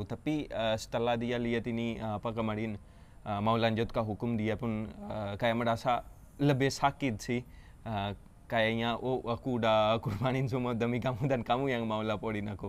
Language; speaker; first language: Indonesian; non-native, fluent; Urdu